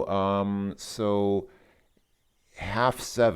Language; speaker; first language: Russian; non-native, fluent; English